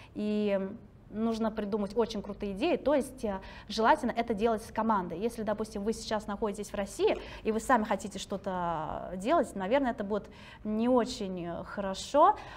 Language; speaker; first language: Russian; early bilingual, other home language; Chinese